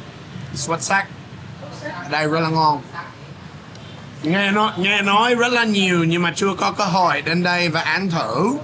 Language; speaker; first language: Vietnamese; non-native, fluent; English